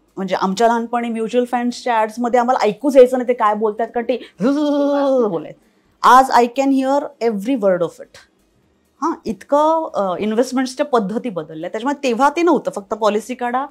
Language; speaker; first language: Marathi; native; Marathi